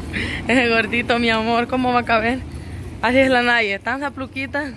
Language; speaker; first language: Spanish; native; Spanish